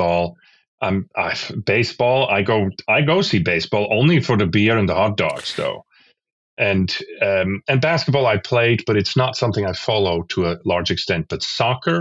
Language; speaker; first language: English; non-native, fluent; Swiss German